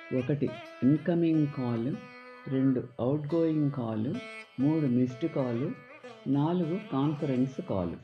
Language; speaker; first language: Telugu; native; Telugu